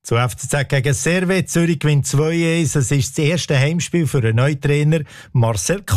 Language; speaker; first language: German; native; German